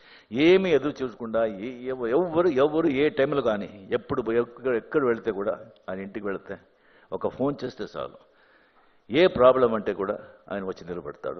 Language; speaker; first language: Telugu; non-native, fluent; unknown